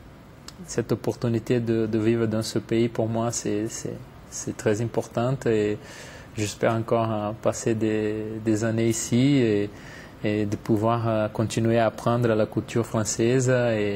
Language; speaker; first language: French; non-native, fluent; Portuguese